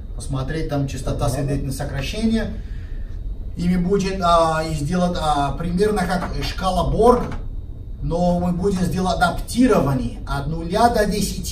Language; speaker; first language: Russian; non-native, fluent; Portuguese